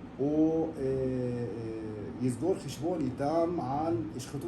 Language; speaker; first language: Hebrew; non-native, local second language; Arabic